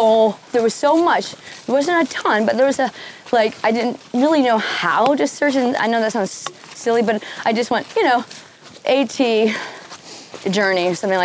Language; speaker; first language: English; native; English